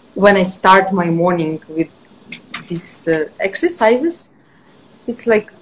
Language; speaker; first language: English; non-native, fluent; Russian